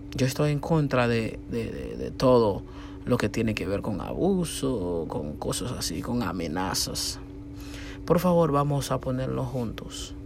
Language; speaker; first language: Spanish; non-native, fluent; Haitian Creole